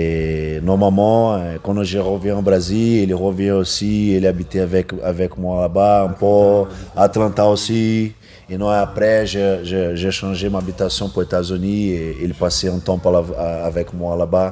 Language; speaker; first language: French; non-native, learner; Portuguese